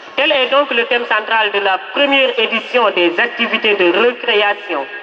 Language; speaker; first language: French; non-native, local second language; Wolof